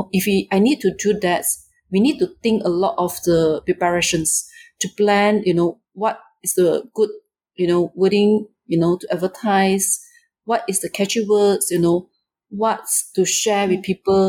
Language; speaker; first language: English; non-native, local second language; Chinese